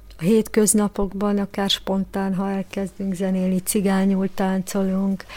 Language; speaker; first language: Hungarian; native; Hungarian